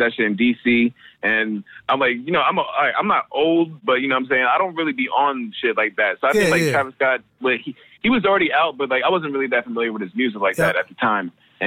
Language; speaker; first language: English; native; English